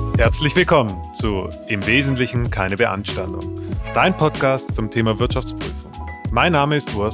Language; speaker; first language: German; native; German